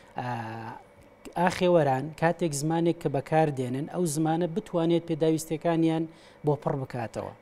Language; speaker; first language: Central Kurdish; native; Central Kurdish